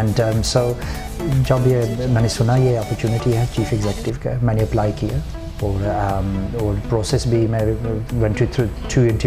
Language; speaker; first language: Hindi; early bilingual, heritage; Hindi